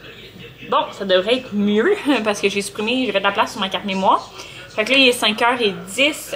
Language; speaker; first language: French; native; French